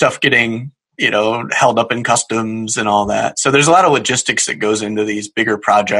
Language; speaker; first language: English; native; English